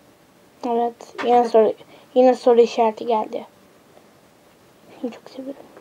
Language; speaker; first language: Turkish; native; Turkish